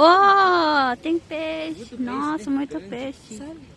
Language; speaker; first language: Portuguese; non-native, learner; Filipino